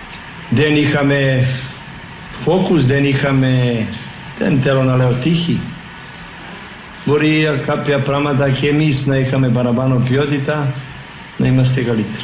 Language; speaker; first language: Greek; non-native, fluent; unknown